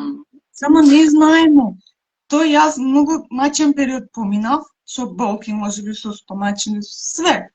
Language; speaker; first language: Macedonian; non-native, local second language; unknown